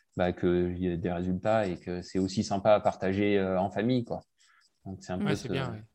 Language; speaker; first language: French; native; French